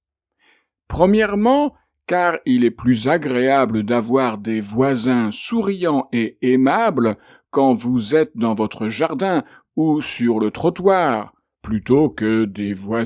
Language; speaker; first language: French; native; French